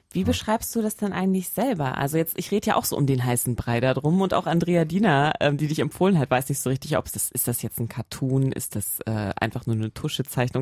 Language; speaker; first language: German; native; German